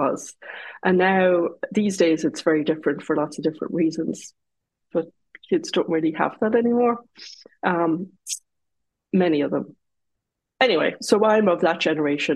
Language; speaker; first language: English; native; English